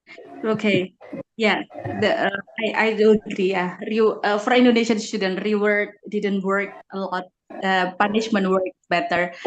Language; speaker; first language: English; non-native, fluent; Indonesian